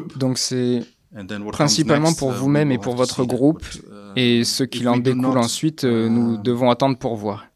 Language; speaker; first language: French; non-native, fluent; Dutch